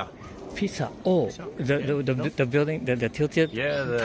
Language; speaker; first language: English; non-native, fluent; Japanese